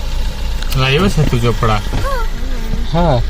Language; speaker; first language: Gujarati; non-native, local second language; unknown